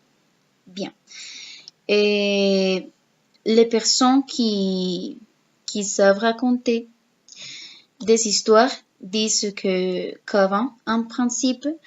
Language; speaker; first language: French; non-native, learner; Spanish